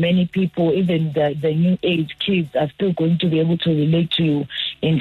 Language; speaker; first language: English; non-native, local second language; Zulu